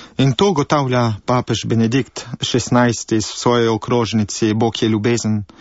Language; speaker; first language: Slovenian; native; Slovenian